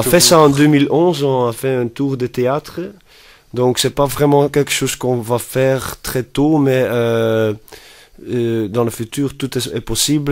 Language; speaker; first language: French; non-native, fluent; Dutch